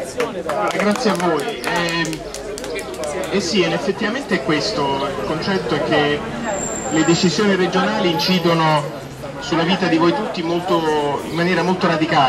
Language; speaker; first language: Italian; native; Italian